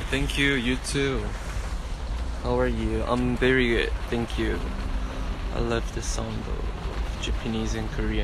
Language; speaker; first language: English; non-native, fluent; Korean